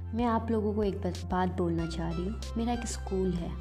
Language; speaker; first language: Hindi; non-native, local second language; Assamese